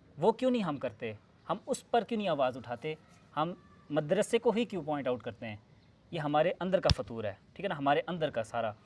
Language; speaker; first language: Urdu; non-native, local second language; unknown